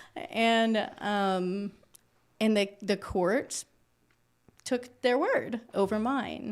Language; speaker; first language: English; native; English